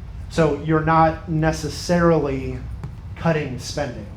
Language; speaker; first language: English; native; English